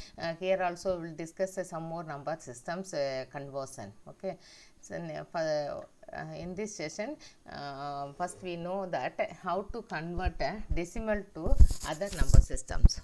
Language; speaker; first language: English; non-native, local second language; Tamil